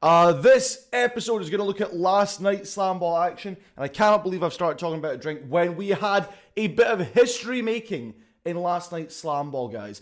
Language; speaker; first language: English; native; English